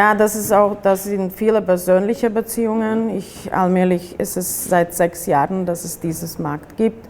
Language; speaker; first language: German; non-native, fluent; Slovak